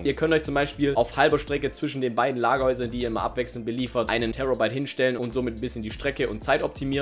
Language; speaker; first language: German; native; German